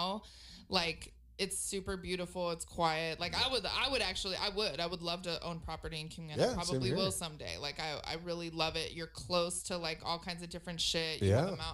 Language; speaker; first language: English; native; English